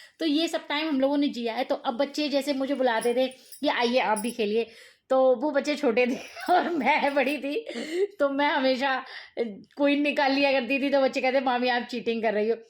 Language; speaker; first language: Hindi; native; Hindi